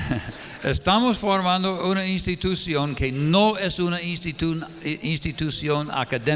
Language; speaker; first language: Spanish; non-native, fluent; English